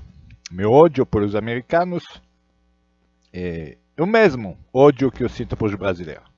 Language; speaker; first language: Portuguese; non-native, fluent; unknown